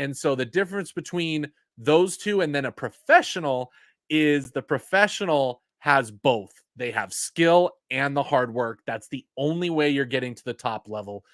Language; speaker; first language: English; native; English